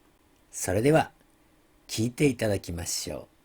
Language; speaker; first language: Japanese; native; Japanese